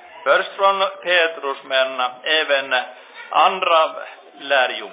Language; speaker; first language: Swedish; non-native, local second language; Finnish